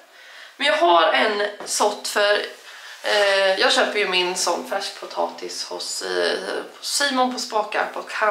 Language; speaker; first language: Swedish; native; Swedish